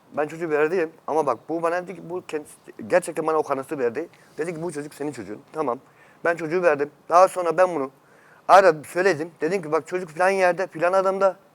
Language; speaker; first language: Turkish; native; Turkish